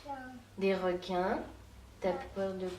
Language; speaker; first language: French; native; French